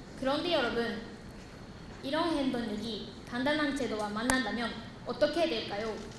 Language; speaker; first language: Korean; non-native, fluent; Japanese